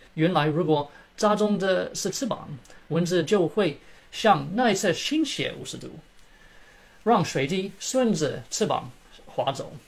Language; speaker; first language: Chinese; early bilingual, heritage; Chinese